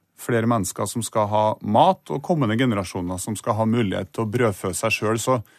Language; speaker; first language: Norwegian; native; Norwegian